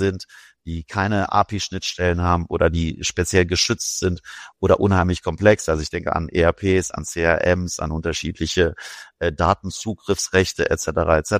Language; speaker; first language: German; native; German